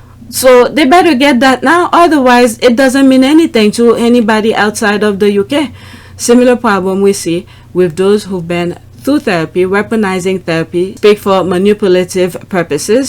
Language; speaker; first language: English; non-native, fluent; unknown